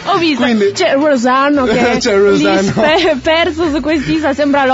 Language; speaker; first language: Italian; native; Italian